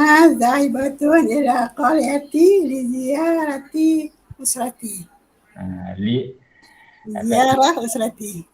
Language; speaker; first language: Arabic; non-native, learner; Malay